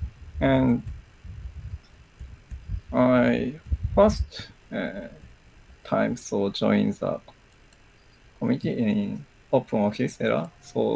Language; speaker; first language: English; non-native, learner; Japanese